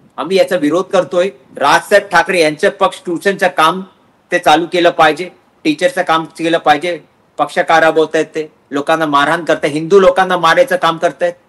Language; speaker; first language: Marathi; non-native, local second language; Hindi